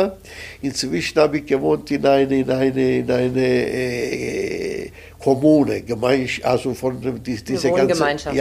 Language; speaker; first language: German; non-native, fluent; Italian